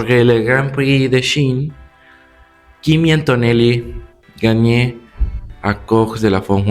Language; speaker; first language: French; non-native, learner; Spanish